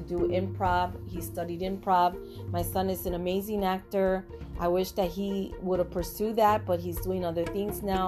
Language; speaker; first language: English; non-native, fluent; Spanish